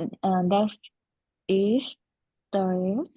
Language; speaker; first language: German; non-native, learner; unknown